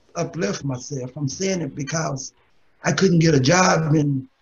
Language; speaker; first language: English; native; English